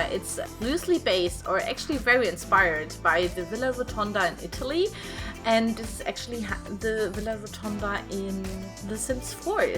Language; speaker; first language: English; non-native, fluent; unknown